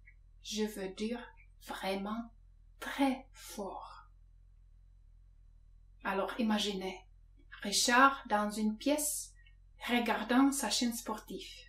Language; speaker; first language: French; non-native, fluent; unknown